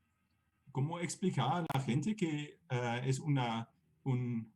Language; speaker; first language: Spanish; non-native, fluent; German